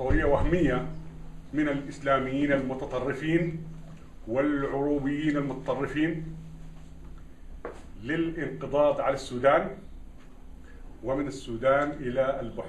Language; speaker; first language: Arabic; native; Arabic